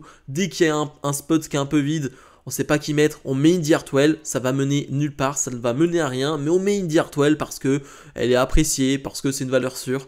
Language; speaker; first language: French; native; French